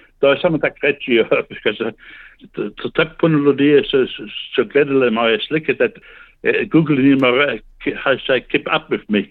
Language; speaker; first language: Slovenian; early bilingual, heritage; Slovenian